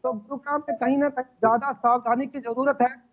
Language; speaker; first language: Hindi; native; Hindi